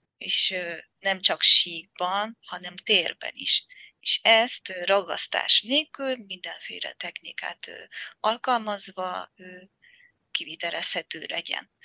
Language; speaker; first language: Hungarian; non-native, fluent; Japanese